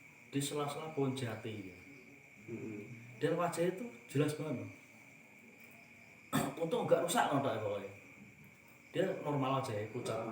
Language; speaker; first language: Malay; non-native, local second language; Javanese